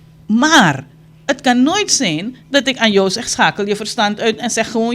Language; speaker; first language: Dutch; native; Dutch